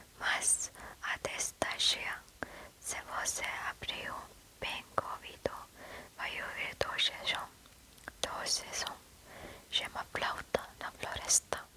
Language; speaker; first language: Portuguese; non-native, learner; English